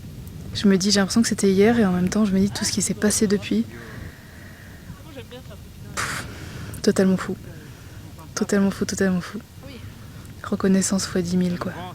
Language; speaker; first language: French; native; French